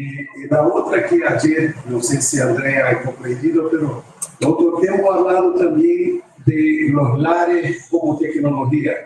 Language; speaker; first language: Spanish; non-native, fluent; Portuguese